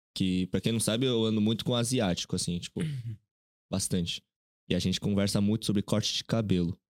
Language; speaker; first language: Portuguese; early bilingual, other home language; Korean